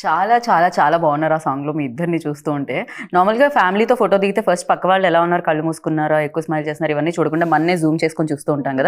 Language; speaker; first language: Telugu; native; Telugu